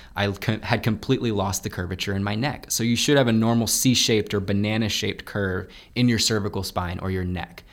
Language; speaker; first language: English; native; English